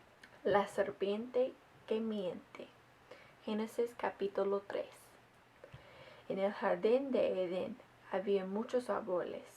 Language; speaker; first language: Spanish; non-native, learner; English